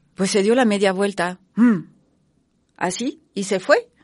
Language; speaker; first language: Spanish; non-native, fluent; French